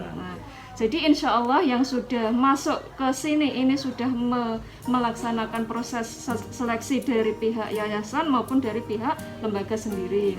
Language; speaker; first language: Indonesian; native; Indonesian